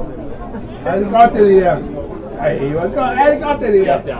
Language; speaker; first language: Danish; native; Danish